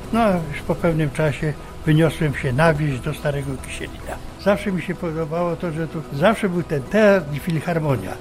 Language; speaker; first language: Polish; native; Polish